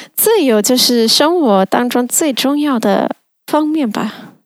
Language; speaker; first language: Chinese; non-native, fluent; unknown